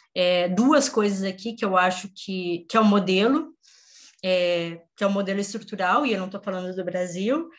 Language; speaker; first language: Portuguese; native; Portuguese